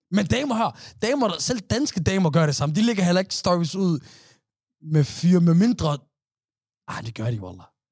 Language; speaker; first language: Danish; native; Danish